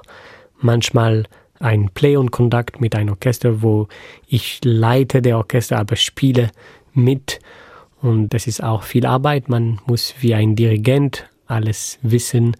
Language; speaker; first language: German; non-native, fluent; French